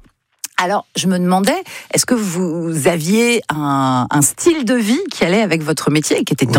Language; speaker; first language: French; native; French